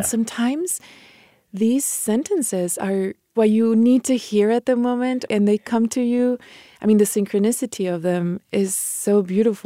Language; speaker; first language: English; non-native, fluent; Spanish